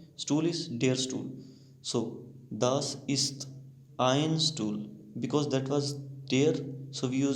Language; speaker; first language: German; non-native, fluent; Hindi